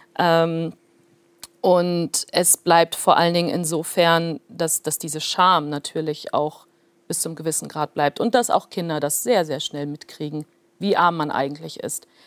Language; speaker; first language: German; early bilingual, other home language; Plautdietsch